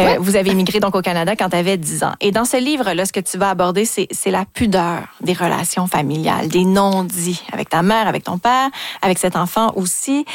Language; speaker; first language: French; native; French